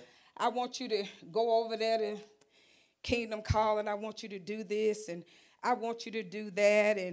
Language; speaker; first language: English; native; English